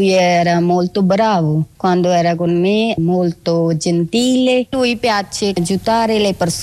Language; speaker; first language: Italian; non-native, learner; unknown